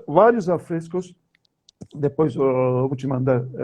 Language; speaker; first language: Portuguese; non-native, fluent; Turkish